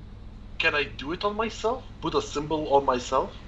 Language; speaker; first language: English; native; English